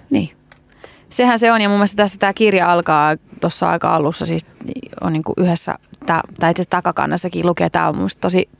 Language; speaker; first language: Finnish; early bilingual, other home language; Kurdish